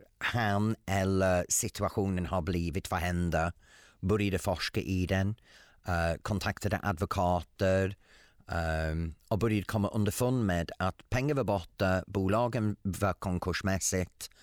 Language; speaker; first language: Swedish; non-native, fluent; English